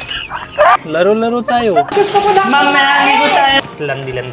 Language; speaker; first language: Filipino; non-native, learner; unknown